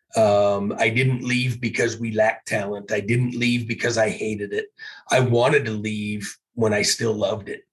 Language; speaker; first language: English; native; English